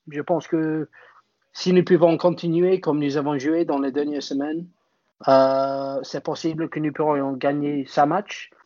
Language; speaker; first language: French; non-native, fluent; English